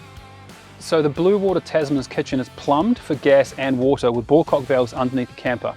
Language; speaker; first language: English; native; English